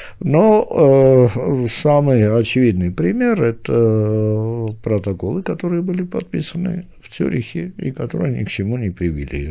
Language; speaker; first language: Russian; non-native, local second language; Armenian